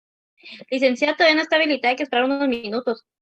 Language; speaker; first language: Spanish; native; Spanish